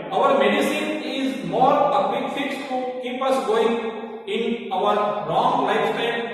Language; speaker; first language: English; non-native, local second language; Gujarati